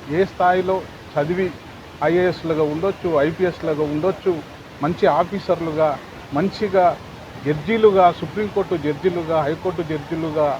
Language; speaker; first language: Telugu; non-native, local second language; Lambadi